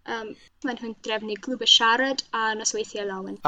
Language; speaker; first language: Welsh; non-native, fluent; Russian